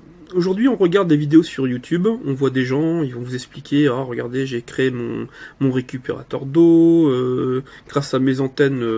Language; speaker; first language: French; native; French